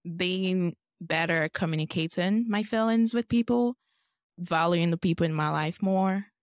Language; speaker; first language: English; non-native, local second language; Yoruba